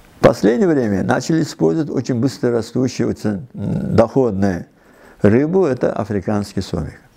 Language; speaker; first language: Russian; non-native, local second language; Uzbek